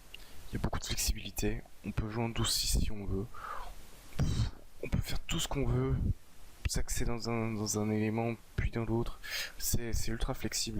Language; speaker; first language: French; native; French